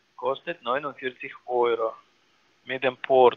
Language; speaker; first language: German; non-native, learner; Ukrainian